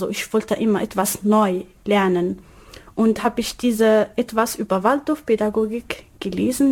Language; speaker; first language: German; non-native, learner; Arabic